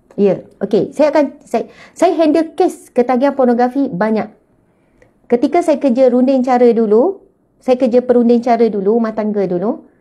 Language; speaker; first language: Malay; native; Malay